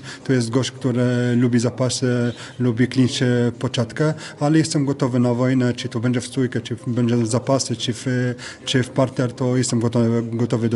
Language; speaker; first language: Polish; non-native, fluent; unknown